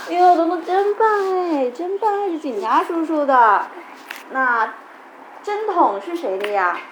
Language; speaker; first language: Chinese; native; Chinese